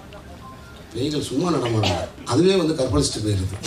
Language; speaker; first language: Tamil; native; Tamil